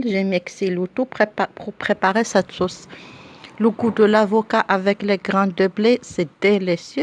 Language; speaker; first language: French; non-native, local second language; Arabic